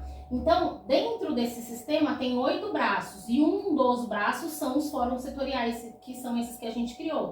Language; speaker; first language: Portuguese; native; Portuguese